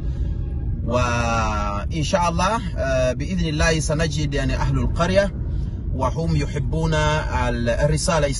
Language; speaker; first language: Arabic; non-native, fluent; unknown